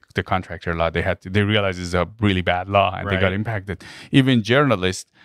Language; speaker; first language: English; non-native, fluent; Persian